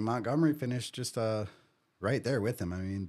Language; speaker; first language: English; native; English